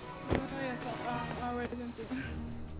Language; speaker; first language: English; non-native, learner; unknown